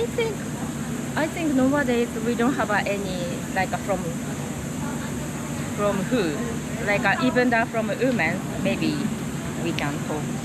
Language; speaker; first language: English; non-native, learner; Japanese